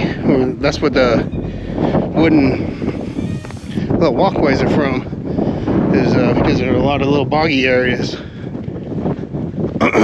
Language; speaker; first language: English; native; English